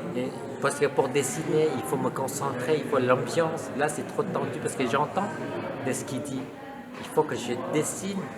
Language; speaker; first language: French; non-native, fluent; Lao